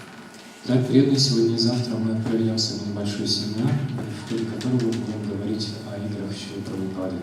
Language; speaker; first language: Russian; native; Russian